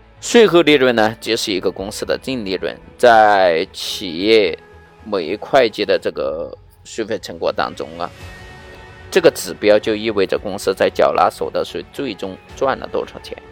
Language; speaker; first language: Chinese; native; Chinese